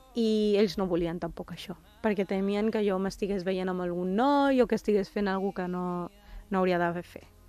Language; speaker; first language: Catalan; early bilingual, other home language; Urdu